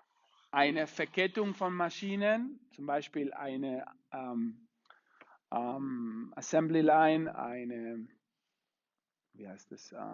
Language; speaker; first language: German; non-native, fluent; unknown